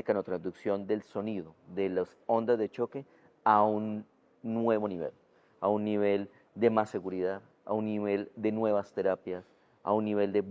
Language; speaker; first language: Spanish; native; Spanish